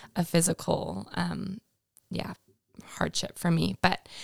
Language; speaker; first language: English; native; English